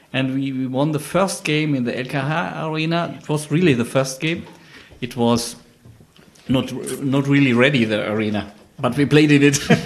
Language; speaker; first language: English; non-native, learner; German